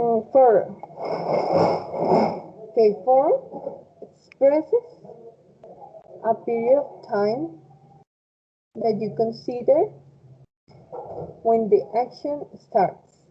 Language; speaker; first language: English; non-native, fluent; Spanish